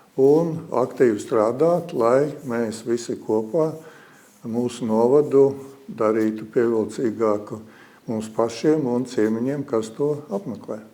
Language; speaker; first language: Latvian; native; Latvian